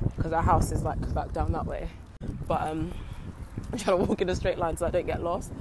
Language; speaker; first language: English; native; English